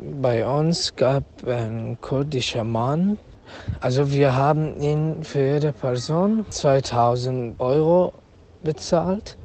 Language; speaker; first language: German; non-native, learner; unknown